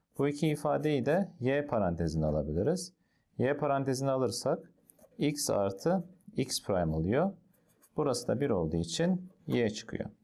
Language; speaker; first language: Turkish; native; Turkish